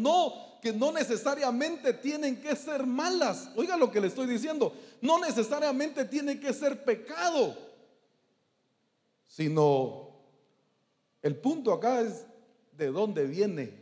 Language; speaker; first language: Spanish; native; Spanish